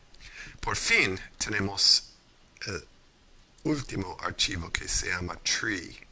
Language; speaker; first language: Spanish; non-native, fluent; English